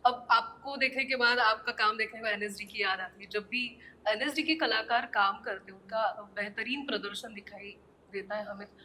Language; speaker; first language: Hindi; non-native, local second language; Marathi